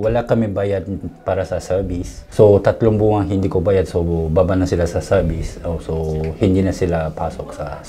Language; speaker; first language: Filipino; non-native, learner; Japanese